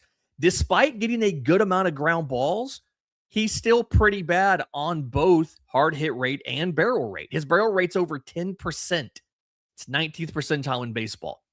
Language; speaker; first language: English; native; English